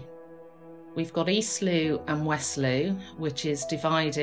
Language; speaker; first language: English; native; English